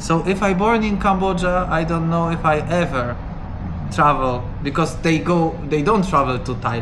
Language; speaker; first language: English; non-native, learner; Polish